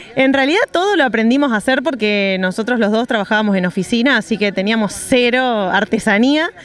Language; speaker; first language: Spanish; native; Spanish